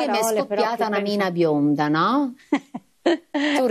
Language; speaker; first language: Italian; native; Italian